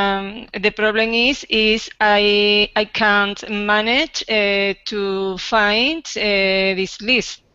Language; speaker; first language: English; non-native, learner; Spanish